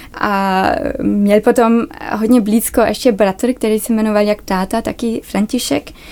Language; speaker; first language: Czech; early bilingual, other home language; German